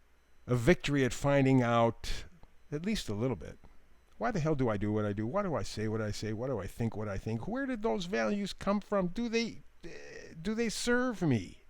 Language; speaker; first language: English; native; English